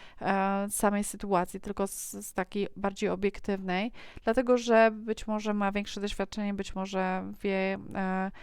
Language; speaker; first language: Polish; native; Polish